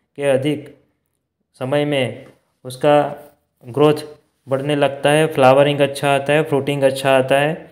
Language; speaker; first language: Hindi; non-native, local second language; Gujarati